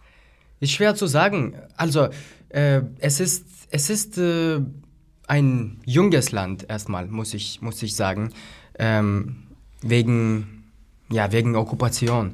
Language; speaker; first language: German; non-native, fluent; Lithuanian